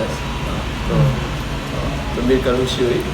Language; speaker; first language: Hindi; non-native, learner; Korean